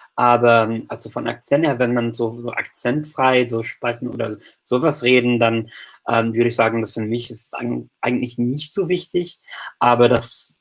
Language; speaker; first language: German; non-native, fluent; English